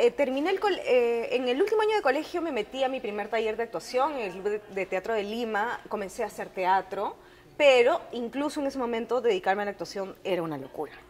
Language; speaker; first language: Spanish; native; Spanish